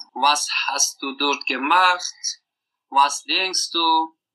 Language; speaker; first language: German; non-native, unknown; Persian